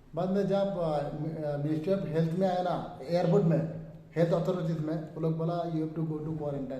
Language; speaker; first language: Hindi; non-native, learner; Bangla